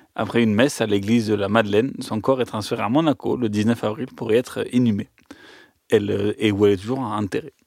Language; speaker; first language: French; native; French